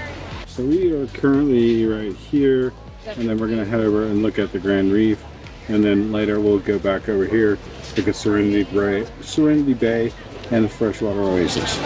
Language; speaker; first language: English; native; English